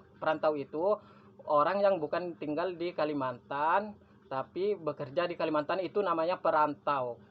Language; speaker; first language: Indonesian; non-native, local second language; Madurese